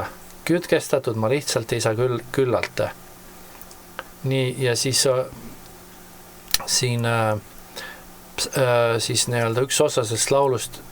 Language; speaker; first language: Estonian; native; Estonian